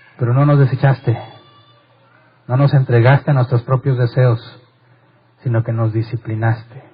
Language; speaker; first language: Spanish; native; Spanish